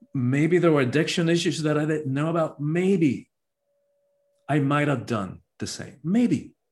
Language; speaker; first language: English; early bilingual, other home language; Spanish